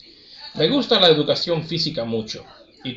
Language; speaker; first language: Spanish; non-native, learner; English